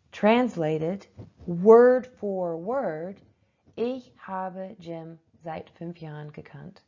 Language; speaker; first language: German; non-native, fluent; English